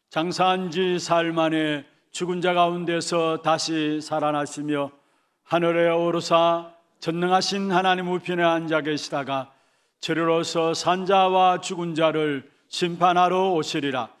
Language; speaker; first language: Korean; native; Korean